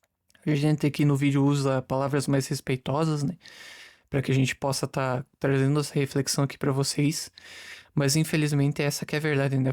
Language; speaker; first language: Portuguese; native; Portuguese